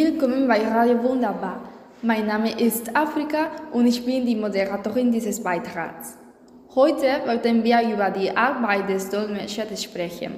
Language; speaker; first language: German; non-native, fluent; Spanish